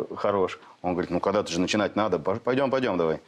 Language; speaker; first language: Russian; native; Russian